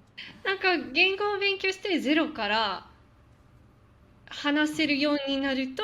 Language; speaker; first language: Japanese; non-native, fluent; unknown